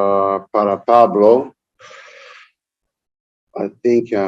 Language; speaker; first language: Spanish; non-native, learner; English